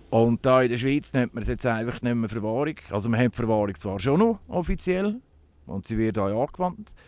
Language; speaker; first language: German; native; German